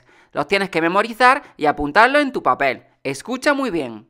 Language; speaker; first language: Spanish; native; Spanish